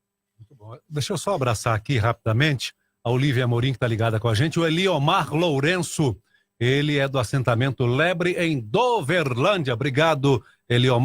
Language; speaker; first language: Portuguese; native; Portuguese